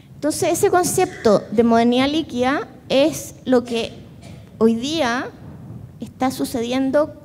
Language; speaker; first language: Spanish; native; Spanish